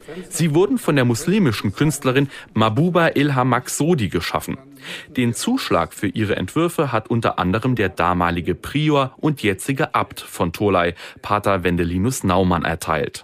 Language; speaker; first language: German; native; German